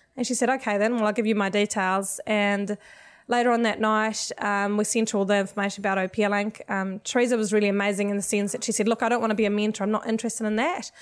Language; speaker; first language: English; non-native, fluent; Swedish